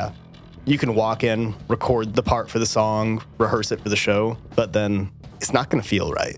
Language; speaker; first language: English; native; English